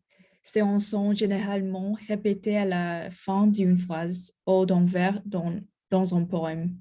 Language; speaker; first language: French; non-native, learner; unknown